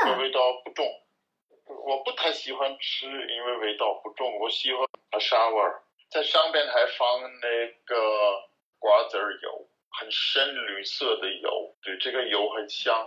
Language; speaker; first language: Chinese; non-native, learner; German